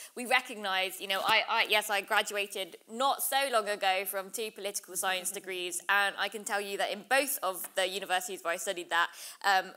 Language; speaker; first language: English; native; English